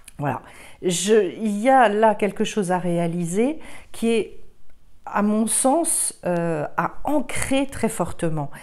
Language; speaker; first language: French; native; French